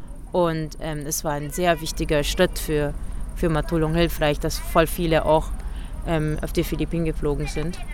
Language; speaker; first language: German; early bilingual, other home language; Filipino